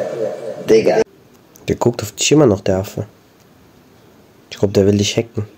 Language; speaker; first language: German; native; German